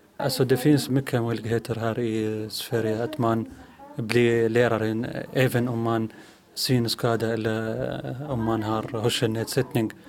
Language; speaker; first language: Swedish; non-native, learner; Arabic